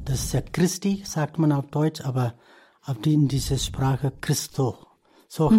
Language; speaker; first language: German; non-native, learner; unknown